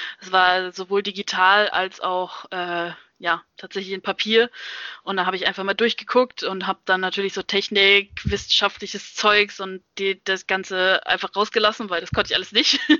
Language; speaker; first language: German; native; German